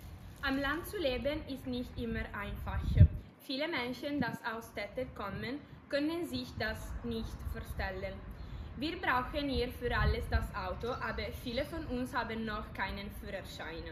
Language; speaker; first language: German; non-native, learner; Italian